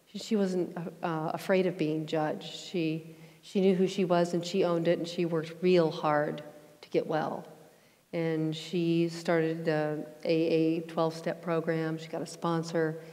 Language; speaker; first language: English; native; English